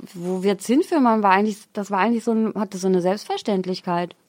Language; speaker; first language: German; native; German